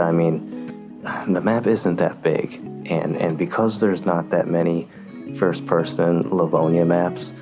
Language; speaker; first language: English; native; English